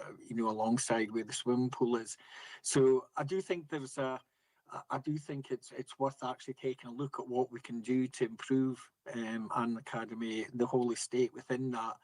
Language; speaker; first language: English; native; English